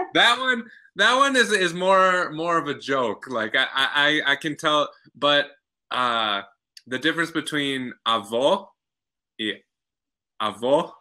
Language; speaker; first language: English; native; English